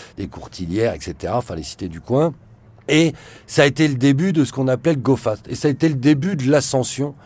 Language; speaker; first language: French; native; French